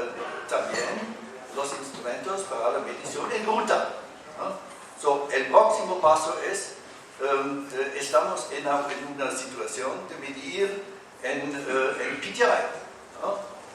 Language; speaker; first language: Spanish; non-native, fluent; German